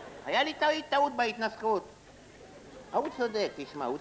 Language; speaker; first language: Hebrew; native; Hebrew